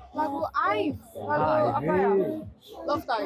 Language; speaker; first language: Indonesian; early bilingual, heritage; Indonesian